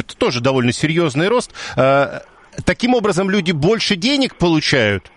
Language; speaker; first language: Russian; native; Russian